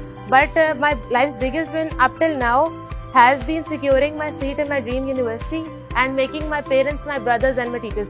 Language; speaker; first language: English; non-native, local second language; Urdu